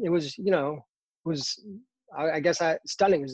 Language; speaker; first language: English; native; English